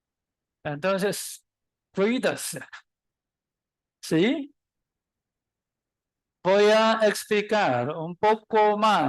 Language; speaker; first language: Spanish; non-native, learner; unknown